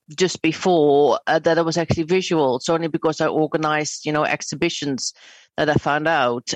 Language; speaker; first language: English; non-native, fluent; Dutch